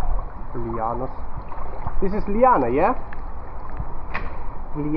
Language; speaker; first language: English; non-native, learner; Lithuanian